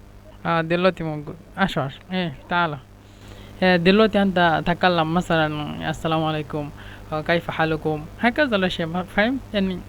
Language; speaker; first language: Arabic; non-native, fluent; Bangla